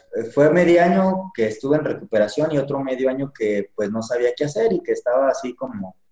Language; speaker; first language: Spanish; native; Spanish